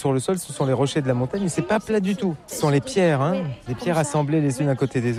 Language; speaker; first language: French; native; French